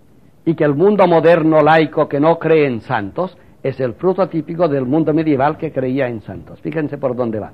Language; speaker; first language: Spanish; native; Spanish